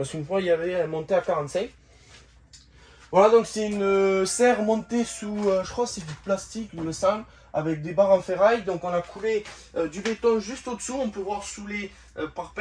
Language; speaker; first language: French; native; French